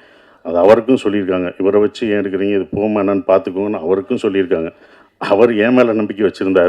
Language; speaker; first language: Tamil; native; Tamil